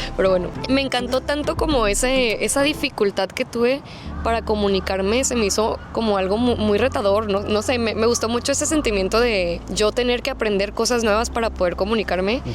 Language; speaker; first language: Spanish; native; Spanish